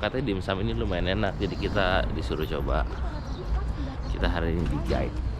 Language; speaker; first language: Indonesian; native; Indonesian